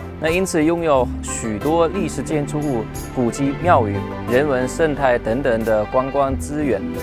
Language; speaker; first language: Chinese; non-native, fluent; German